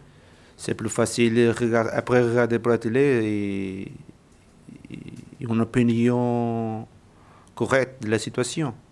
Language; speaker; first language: French; non-native, learner; Portuguese